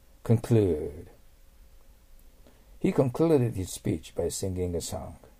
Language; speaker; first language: English; non-native, fluent; Japanese